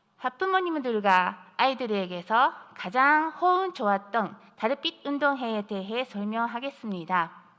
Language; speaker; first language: Korean; non-native, fluent; Japanese